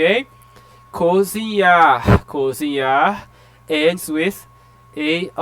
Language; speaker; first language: Portuguese; non-native, fluent; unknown